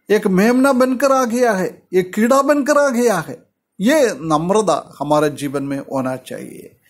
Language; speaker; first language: Hindi; non-native, local second language; Malayalam